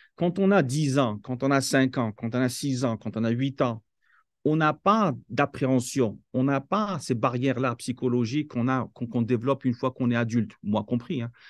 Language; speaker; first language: French; non-native, local second language; Kabyle